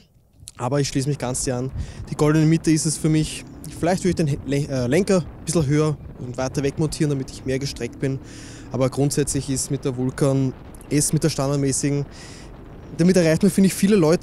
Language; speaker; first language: German; native; German